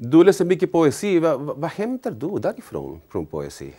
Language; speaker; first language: Swedish; non-native, learner; Spanish